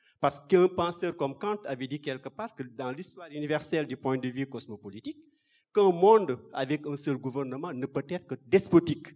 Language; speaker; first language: French; non-native, local second language; Wolof